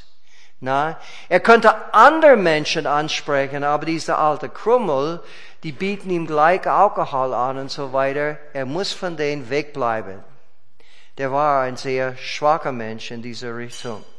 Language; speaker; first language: German; non-native, fluent; English